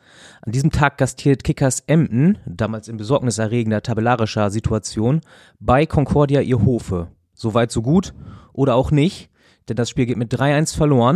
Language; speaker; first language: German; native; German